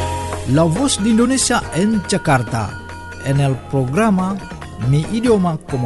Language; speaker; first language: Spanish; non-native, fluent; Indonesian